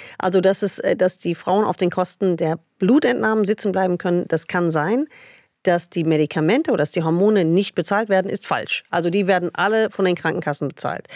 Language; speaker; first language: German; non-native, fluent; English